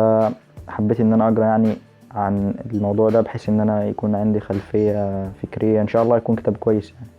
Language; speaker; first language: Arabic; native; Arabic